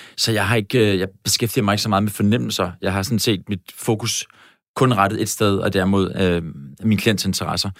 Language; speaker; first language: Danish; native; Danish